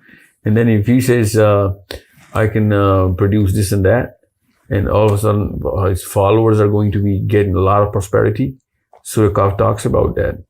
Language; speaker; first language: English; non-native, local second language; Urdu